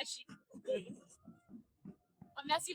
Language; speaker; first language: French; non-native, fluent; English